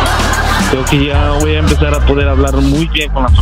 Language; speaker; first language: Spanish; non-native, learner; English